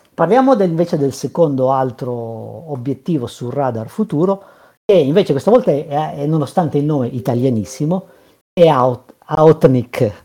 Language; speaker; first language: Italian; native; Italian